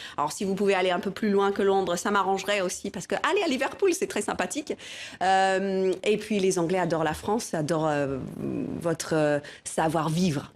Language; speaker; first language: French; non-native, fluent; English